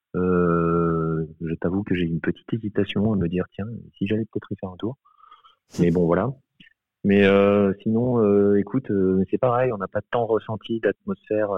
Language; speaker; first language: French; native; French